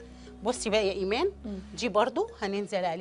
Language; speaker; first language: Arabic; native; Arabic